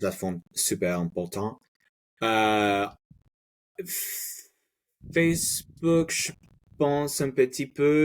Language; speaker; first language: French; non-native, fluent; Spanish